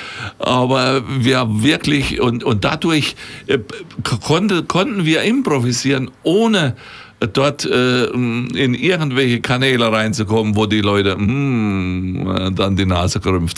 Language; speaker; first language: German; native; German